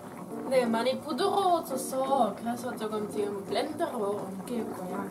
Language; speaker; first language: Korean; non-native, fluent; Dutch